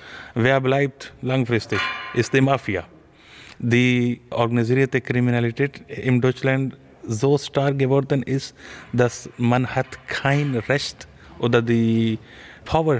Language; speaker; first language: German; non-native, fluent; Urdu